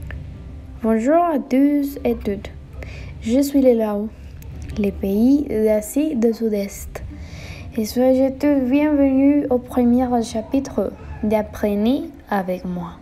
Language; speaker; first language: French; non-native, learner; Spanish